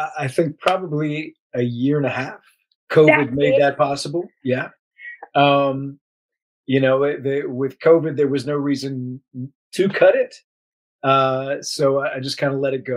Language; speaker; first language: English; native; English